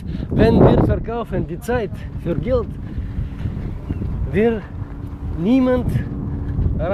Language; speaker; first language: German; non-native, learner; Bulgarian